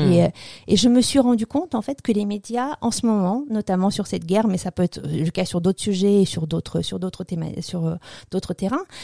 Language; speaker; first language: French; early bilingual, other home language; Russian